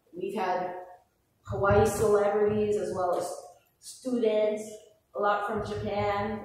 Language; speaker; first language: English; native; English